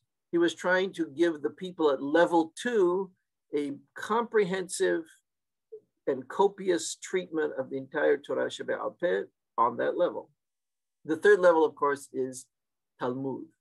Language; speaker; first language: English; native; English